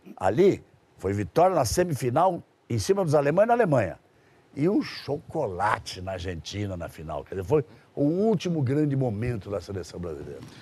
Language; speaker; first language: Portuguese; native; Portuguese